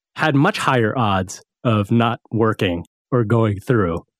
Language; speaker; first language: English; native; English